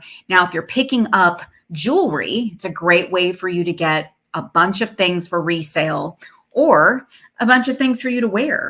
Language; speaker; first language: English; native; English